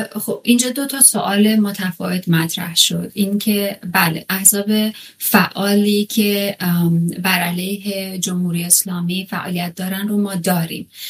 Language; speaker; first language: Persian; non-native, local second language; Kurdish